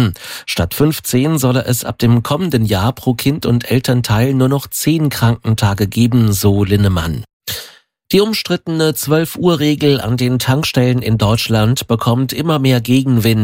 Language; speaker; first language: German; native; German